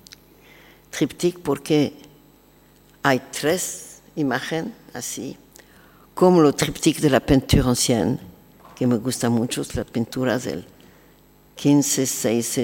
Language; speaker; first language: Spanish; non-native, learner; French